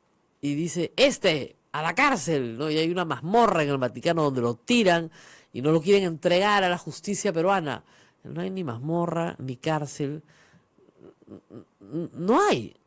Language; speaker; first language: Spanish; native; Spanish